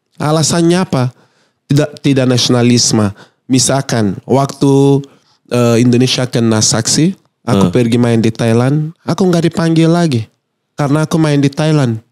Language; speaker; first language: Indonesian; non-native, fluent; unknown